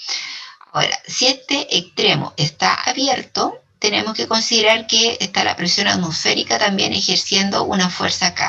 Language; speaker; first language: Spanish; native; Spanish